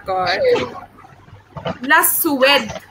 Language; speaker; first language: French; non-native, fluent; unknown